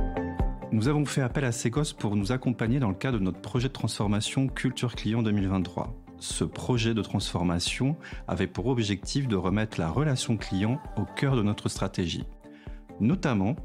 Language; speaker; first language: French; native; French